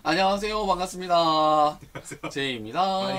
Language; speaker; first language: Korean; native; Korean